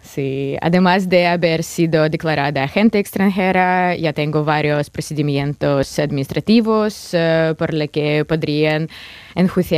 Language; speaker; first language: Spanish; non-native, fluent; Russian